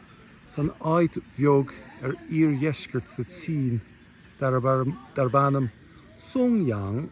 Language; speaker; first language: Irish; non-native, learner; English